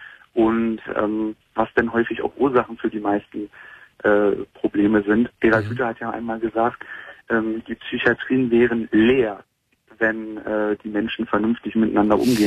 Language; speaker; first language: German; native; German